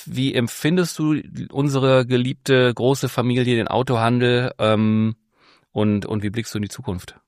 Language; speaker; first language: German; native; German